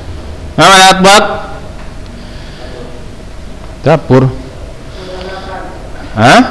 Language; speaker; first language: Arabic; non-native, fluent; Indonesian